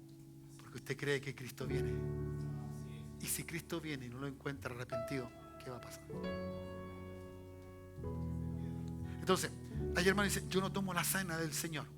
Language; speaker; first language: Spanish; native; Spanish